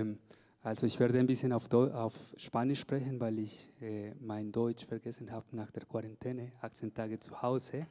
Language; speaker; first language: German; non-native, fluent; Spanish